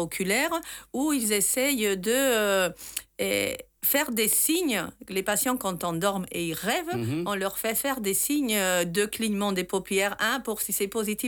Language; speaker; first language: French; non-native, fluent; Spanish